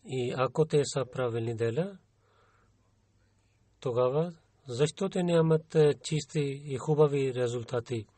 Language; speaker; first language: Bulgarian; non-native, learner; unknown